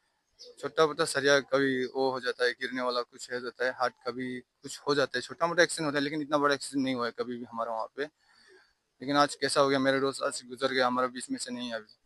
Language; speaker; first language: Hindi; non-native, local second language; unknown